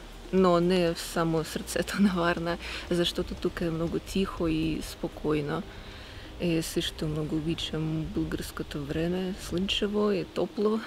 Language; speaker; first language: Bulgarian; non-native, fluent; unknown